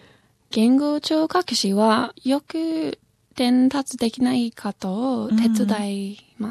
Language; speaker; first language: Japanese; non-native, fluent; English